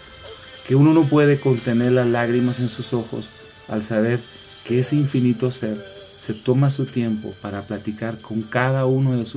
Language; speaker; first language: Spanish; native; Spanish